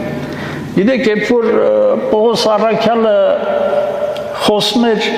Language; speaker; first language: Armenian; native; Armenian